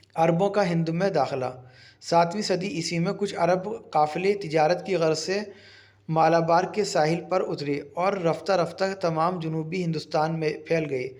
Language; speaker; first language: Urdu; native; Urdu